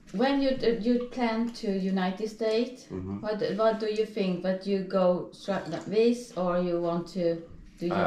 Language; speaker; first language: English; non-native, learner; Swedish